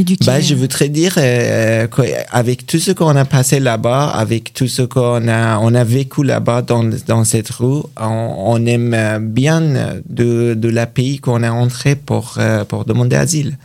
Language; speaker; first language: French; non-native, learner; Persian